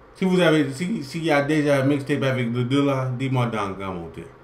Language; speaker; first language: French; non-native, learner; English